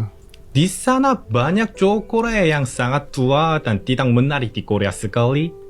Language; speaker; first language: Indonesian; non-native, learner; Korean